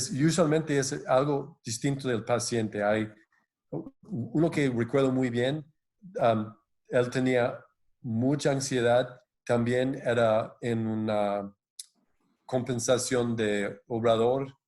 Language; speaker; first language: Spanish; non-native, fluent; English